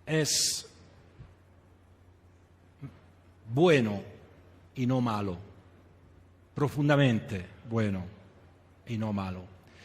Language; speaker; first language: Spanish; non-native, fluent; Italian